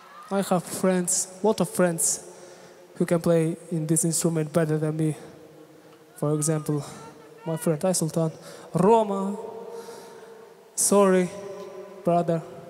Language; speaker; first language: English; non-native, learner; Kazakh